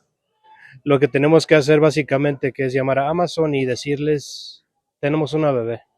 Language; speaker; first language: Spanish; native; Spanish